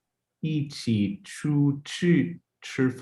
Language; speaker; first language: Chinese; non-native, learner; English